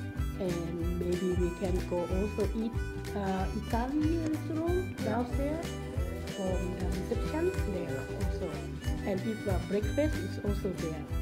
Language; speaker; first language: English; non-native, learner; Thai